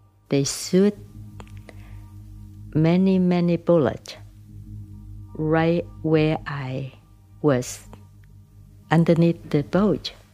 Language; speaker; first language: English; non-native, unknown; Vietnamese